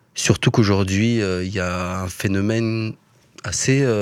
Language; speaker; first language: French; native; French